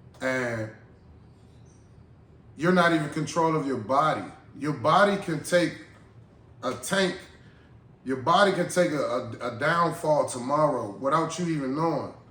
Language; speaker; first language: English; native; English